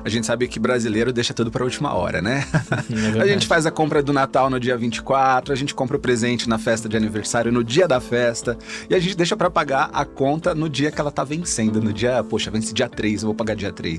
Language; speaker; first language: Portuguese; native; Portuguese